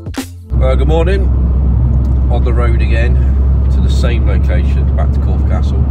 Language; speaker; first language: English; native; English